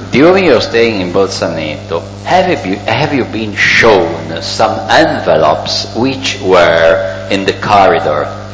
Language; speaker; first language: English; non-native, fluent; Italian